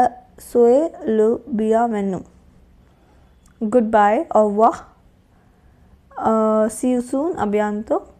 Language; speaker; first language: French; non-native, learner; Hindi